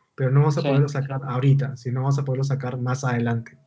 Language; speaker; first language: Spanish; native; Spanish